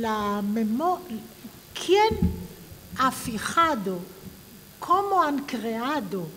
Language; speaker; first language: Spanish; non-native, fluent; Hebrew